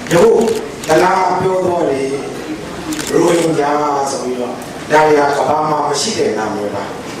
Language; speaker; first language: Burmese; native; Burmese